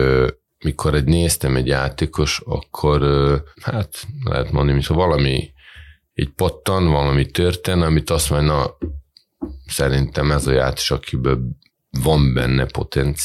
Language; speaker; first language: Hungarian; non-native, fluent; Serbian